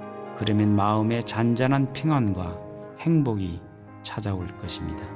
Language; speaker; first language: Korean; native; Korean